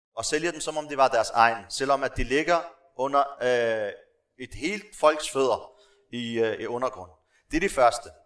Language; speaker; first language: Danish; non-native, local second language; Arabic